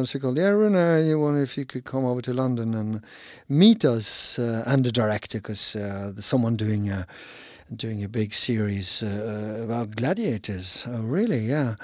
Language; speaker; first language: English; non-native, fluent; Norwegian